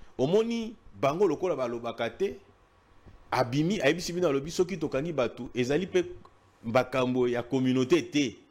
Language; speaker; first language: Lingala; non-native, local second language; Luba-Lulua